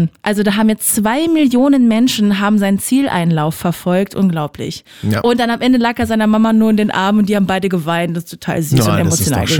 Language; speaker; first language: German; native; German